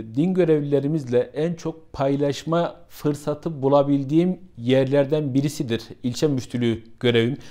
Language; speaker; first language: Turkish; native; Turkish